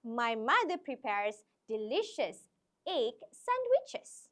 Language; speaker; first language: English; non-native, local second language; Malay